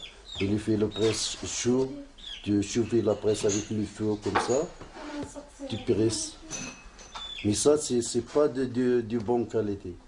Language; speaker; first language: French; non-native, local second language; Arabic